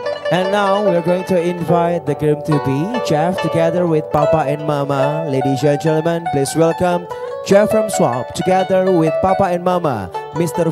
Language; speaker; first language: English; non-native, fluent; Indonesian